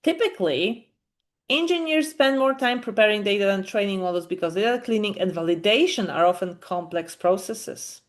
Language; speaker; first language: English; non-native, fluent; Polish